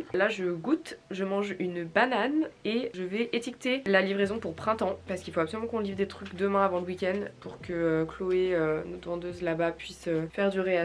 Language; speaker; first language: French; native; French